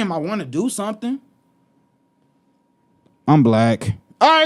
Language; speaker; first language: English; native; English